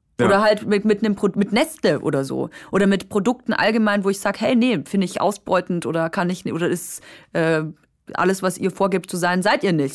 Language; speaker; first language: German; native; German